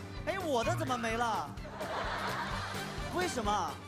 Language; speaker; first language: Chinese; native; Chinese